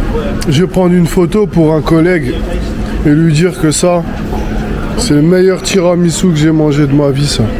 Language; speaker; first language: French; native; French